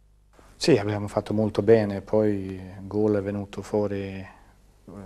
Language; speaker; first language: Italian; non-native, fluent; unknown